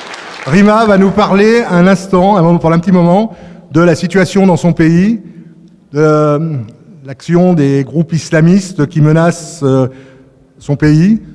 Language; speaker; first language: French; native; French